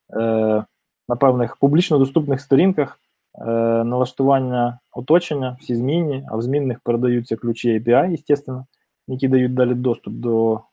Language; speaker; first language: Ukrainian; native; Ukrainian